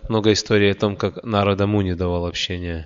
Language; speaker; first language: Russian; native; Russian